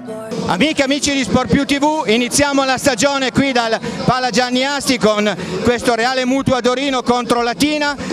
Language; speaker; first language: Italian; native; Italian